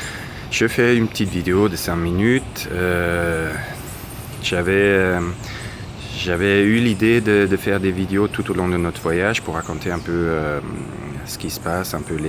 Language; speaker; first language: French; non-native, fluent; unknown